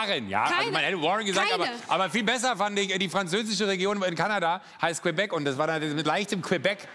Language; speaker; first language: German; native; German